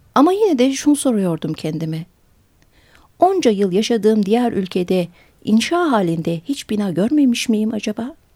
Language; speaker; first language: Turkish; early bilingual, heritage; Turkish